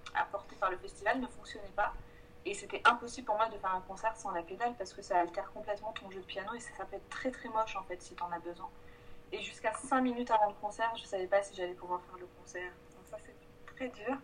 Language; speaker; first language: French; native; French